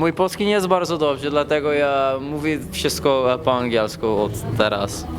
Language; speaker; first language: Polish; non-native, learner; Dutch